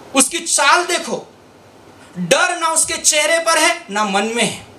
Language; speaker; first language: Hindi; non-native, local second language; Marathi